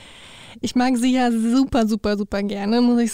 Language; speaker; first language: German; native; German